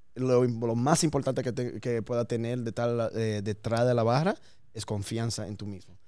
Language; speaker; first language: Spanish; early bilingual, heritage; Spanish